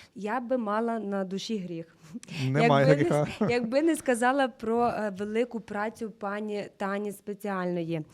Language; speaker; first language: Ukrainian; native; Ukrainian